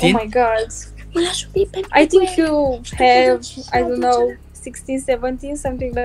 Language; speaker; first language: English; non-native, learner; Romanian